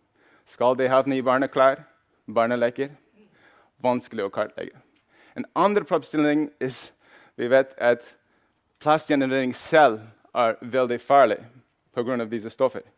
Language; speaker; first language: Norwegian; non-native, fluent; English